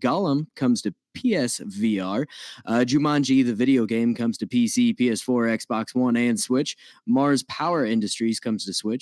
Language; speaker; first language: English; native; English